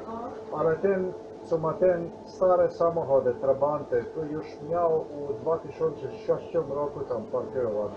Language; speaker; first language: Polish; non-native, learner; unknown